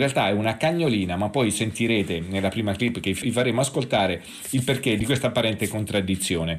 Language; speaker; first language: Italian; native; Italian